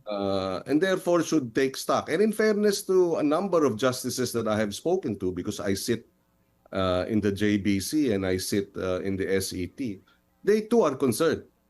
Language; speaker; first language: English; non-native, local second language; Filipino